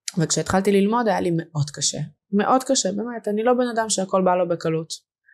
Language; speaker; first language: Hebrew; early bilingual, other home language; Russian